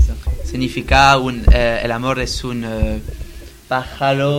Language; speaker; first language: Spanish; non-native, learner; French